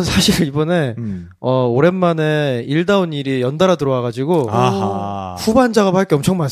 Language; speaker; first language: Korean; native; Korean